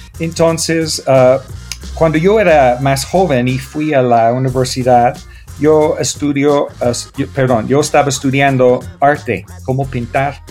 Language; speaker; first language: Spanish; non-native, fluent; English